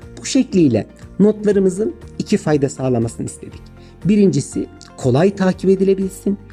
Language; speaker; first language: Turkish; native; Turkish